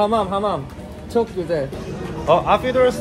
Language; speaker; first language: Turkish; non-native, learner; Korean